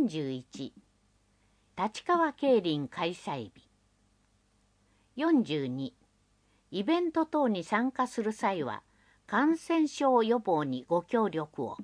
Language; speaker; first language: Japanese; native; Japanese